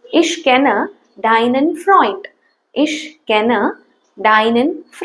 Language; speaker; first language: German; non-native, fluent; Tamil